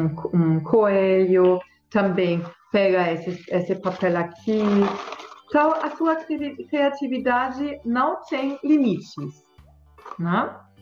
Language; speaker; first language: Portuguese; non-native, fluent; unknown